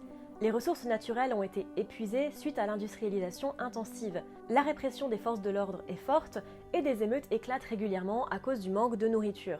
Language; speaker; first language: French; native; French